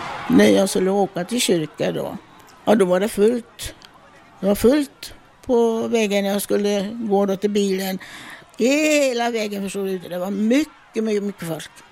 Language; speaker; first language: Swedish; non-native, fluent; Italian